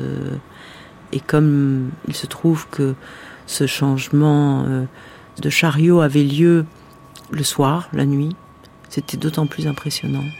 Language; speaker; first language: French; native; French